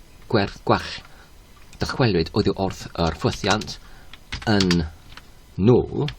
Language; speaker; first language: Welsh; non-native, learner; Polish